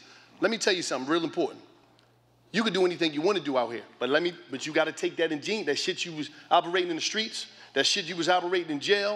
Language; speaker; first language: English; native; English